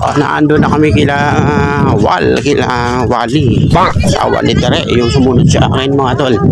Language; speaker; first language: Filipino; non-native, local second language; Bikol